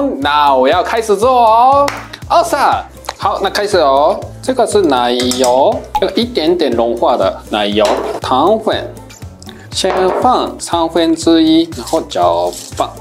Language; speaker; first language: Chinese; non-native, fluent; Japanese